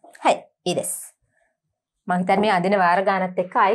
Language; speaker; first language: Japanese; non-native, learner; Sinhala